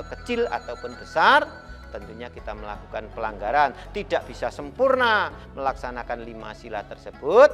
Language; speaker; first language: Indonesian; native; Indonesian